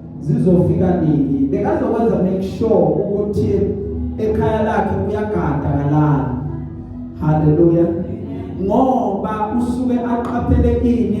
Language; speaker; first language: Zulu; native; Zulu